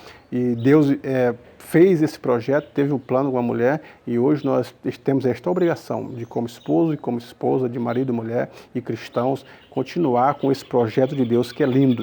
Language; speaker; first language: Portuguese; native; Portuguese